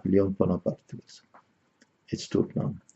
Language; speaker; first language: Swedish; non-native, fluent; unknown